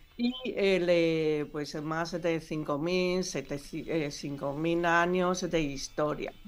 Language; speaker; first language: Spanish; non-native, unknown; Chinese